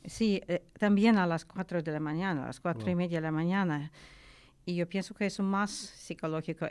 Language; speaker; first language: Spanish; non-native, learner; Ukrainian